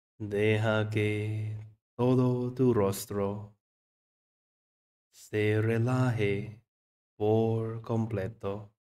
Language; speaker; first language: Spanish; non-native, fluent; English